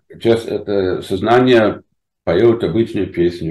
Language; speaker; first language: Russian; non-native, fluent; English